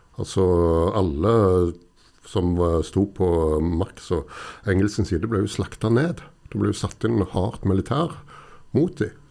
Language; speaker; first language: Norwegian; native; Norwegian